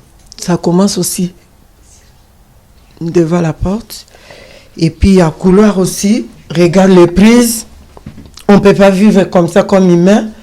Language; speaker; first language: French; non-native, learner; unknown